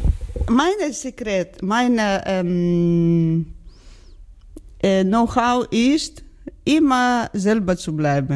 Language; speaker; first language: German; non-native, learner; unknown